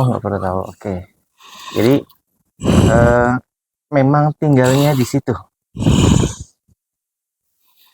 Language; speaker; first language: Indonesian; native; Indonesian